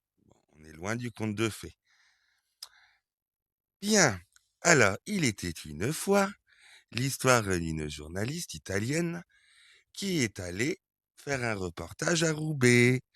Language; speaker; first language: French; native; French